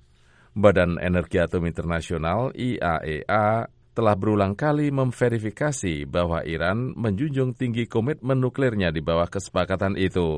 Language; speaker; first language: Indonesian; native; Indonesian